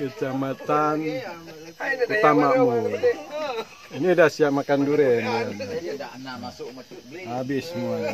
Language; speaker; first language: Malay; non-native, local second language; Achinese